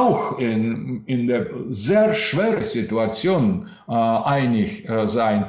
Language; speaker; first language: German; non-native, learner; Russian